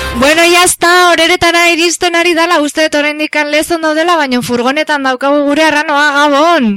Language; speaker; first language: Basque; non-native, local second language; Spanish